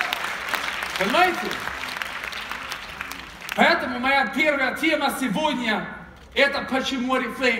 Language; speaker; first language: Russian; non-native, fluent; Swedish